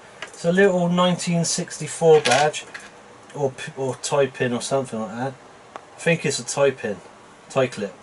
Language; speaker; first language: English; native; English